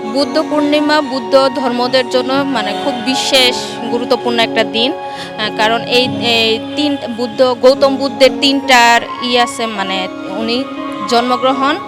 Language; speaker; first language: Bangla; non-native, local second language; Marma